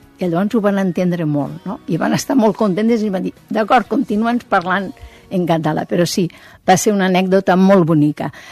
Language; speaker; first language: Catalan; native; Catalan